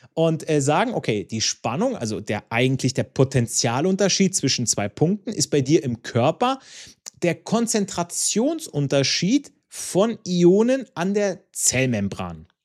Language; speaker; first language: German; non-native, fluent; Italian